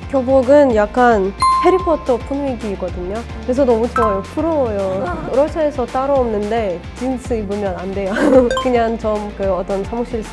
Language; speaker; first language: Korean; non-native, fluent; Russian